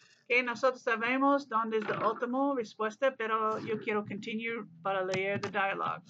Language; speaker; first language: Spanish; non-native, learner; English